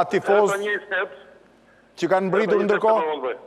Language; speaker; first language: Albanian; native; Albanian